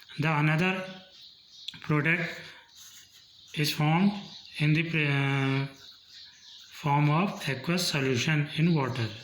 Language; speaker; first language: English; non-native, local second language; Hindi